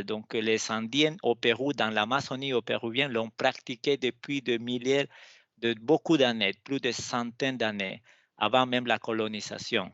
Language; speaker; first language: French; non-native, fluent; Spanish